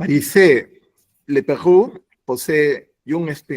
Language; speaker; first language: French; non-native, learner; Spanish